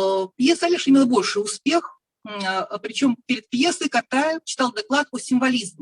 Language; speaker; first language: Russian; native; Russian